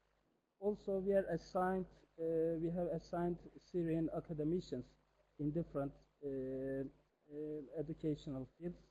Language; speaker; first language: English; non-native, fluent; Turkish